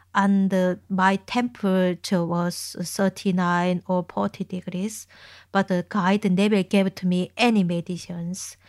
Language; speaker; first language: English; non-native, learner; Korean